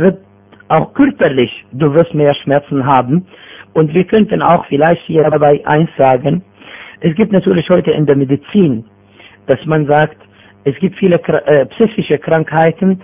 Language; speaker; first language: German; non-native, fluent; Arabic